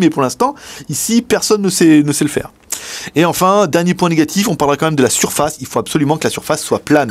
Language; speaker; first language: French; native; French